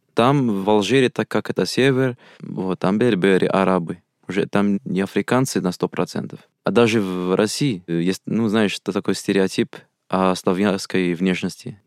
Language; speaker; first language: Russian; non-native, fluent; Arabic